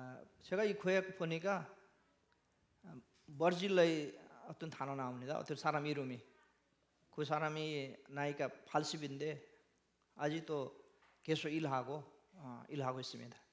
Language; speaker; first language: Korean; non-native, learner; Nepali